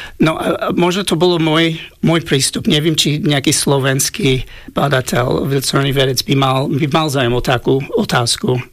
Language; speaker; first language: Slovak; non-native, fluent; English